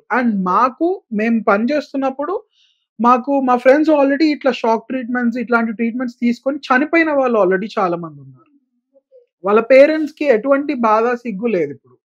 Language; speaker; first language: Telugu; native; Telugu